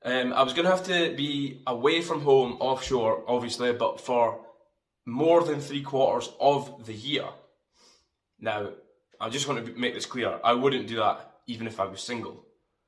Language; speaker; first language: English; native; English